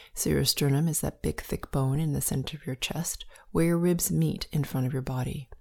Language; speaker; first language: English; native; English